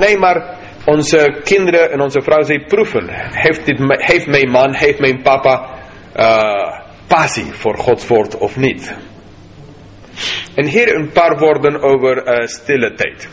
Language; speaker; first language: Dutch; non-native, fluent; English